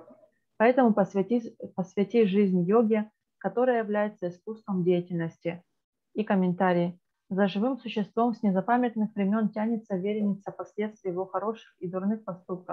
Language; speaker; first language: Russian; native; Russian